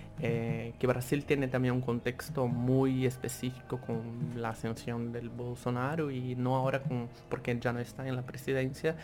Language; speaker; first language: Spanish; non-native, fluent; Portuguese